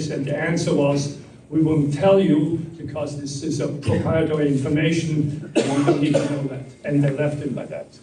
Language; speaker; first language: English; non-native, fluent; German